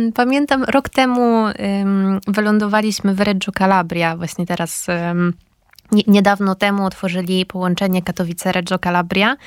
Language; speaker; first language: Polish; native; Polish